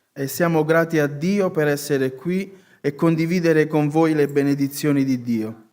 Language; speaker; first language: Italian; native; Italian